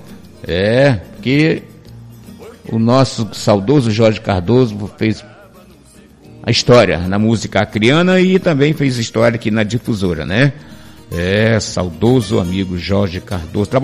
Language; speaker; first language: Portuguese; native; Portuguese